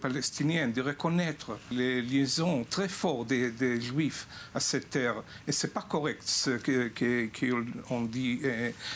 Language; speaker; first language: French; non-native, fluent; Hebrew